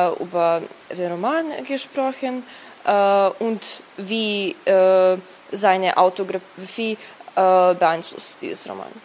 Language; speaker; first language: German; non-native, learner; Serbian